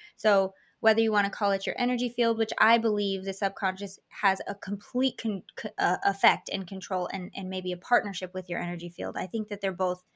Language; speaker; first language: English; native; English